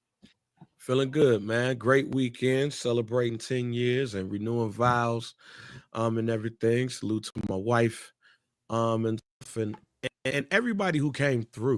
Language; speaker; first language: English; native; English